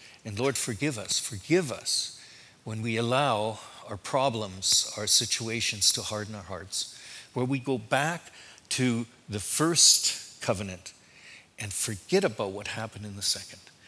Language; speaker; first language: English; native; English